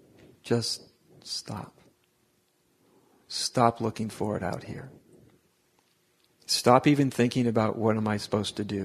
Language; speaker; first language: English; native; English